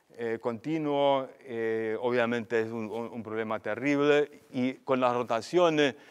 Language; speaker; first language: Spanish; non-native, fluent; German